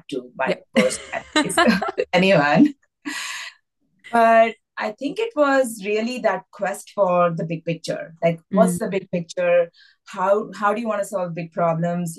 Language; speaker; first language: English; non-native, local second language; Hindi